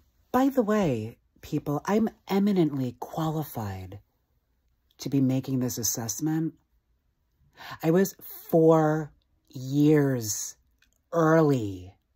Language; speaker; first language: English; native; English